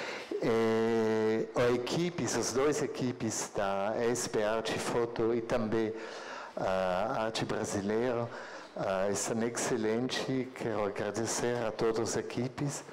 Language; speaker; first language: Portuguese; non-native, learner; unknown